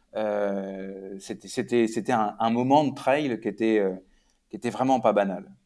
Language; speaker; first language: French; native; French